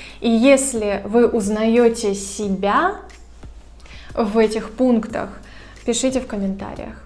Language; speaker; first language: Russian; native; Russian